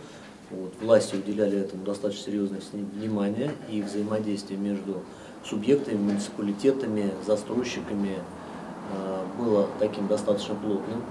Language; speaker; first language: Russian; native; Russian